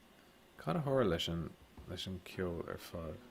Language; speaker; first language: Irish; non-native, local second language; English